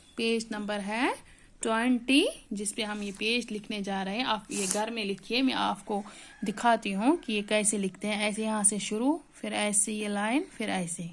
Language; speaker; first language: Hindi; non-native, local second language; Kashmiri